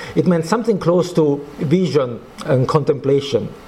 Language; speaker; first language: English; non-native, fluent; Italian